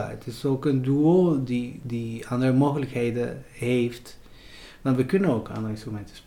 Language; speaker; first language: Dutch; non-native, fluent; Spanish